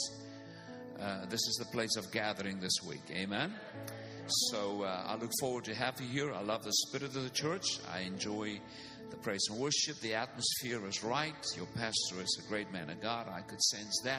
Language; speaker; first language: English; non-native, local second language; Afrikaans